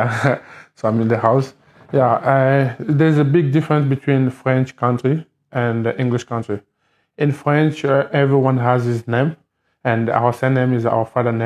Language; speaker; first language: English; non-native, learner; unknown